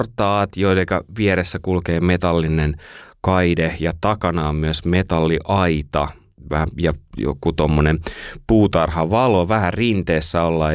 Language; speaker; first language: Finnish; native; Finnish